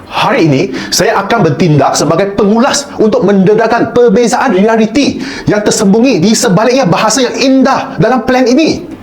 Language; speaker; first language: Malay; non-native, local second language; Chinese